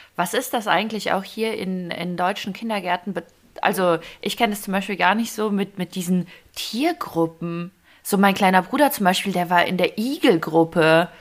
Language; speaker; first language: German; early bilingual, other home language; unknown